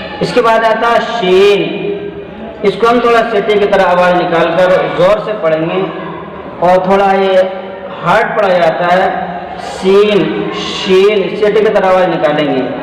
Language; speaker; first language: Urdu; native; Urdu